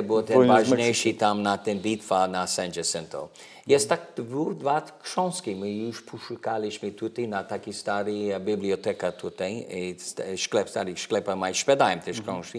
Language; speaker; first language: Polish; early bilingual, heritage; English